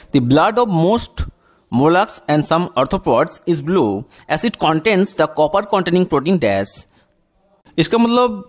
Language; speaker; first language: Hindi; non-native, local second language; Bangla